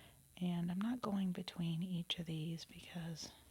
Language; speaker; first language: English; native; English